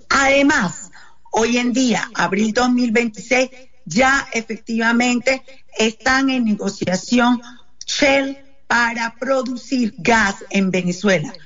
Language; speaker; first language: Spanish; native; Spanish